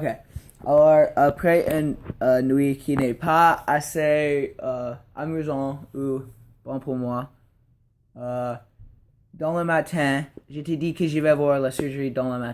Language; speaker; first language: French; non-native, learner; English